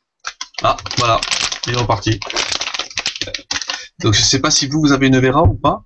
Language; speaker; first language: French; native; French